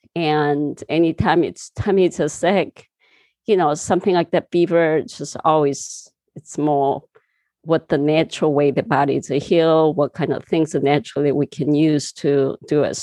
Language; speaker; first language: English; non-native, fluent; Korean